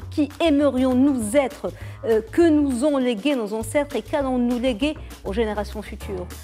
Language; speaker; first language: French; non-native, local second language; Arabic